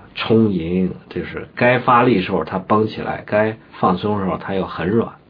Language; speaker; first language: Chinese; native; Chinese